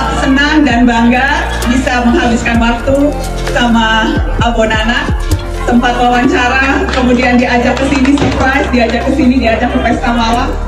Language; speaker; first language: Indonesian; native; Indonesian